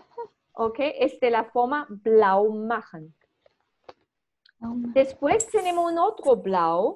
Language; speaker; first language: Spanish; non-native, fluent; German